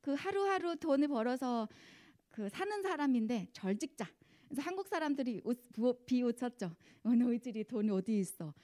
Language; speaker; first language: Korean; non-native, fluent; Vietnamese